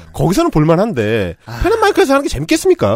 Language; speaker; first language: Korean; native; Korean